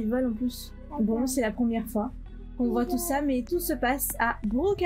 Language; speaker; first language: French; native; French